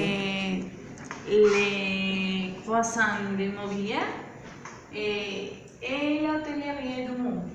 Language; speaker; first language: French; non-native, learner; Spanish